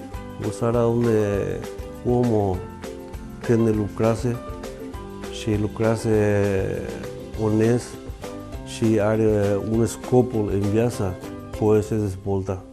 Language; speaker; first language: Romanian; non-native, learner; Spanish